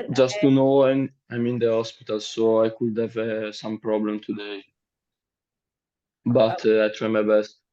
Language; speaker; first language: English; non-native, learner; Italian